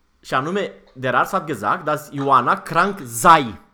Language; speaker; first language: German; non-native, fluent; Romanian